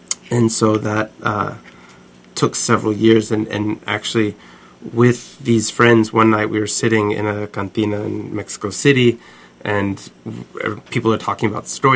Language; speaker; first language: English; native; English